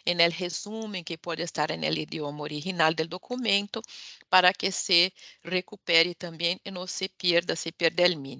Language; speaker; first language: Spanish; non-native, fluent; Portuguese